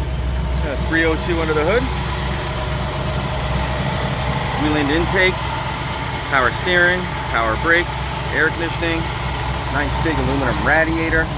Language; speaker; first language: English; native; English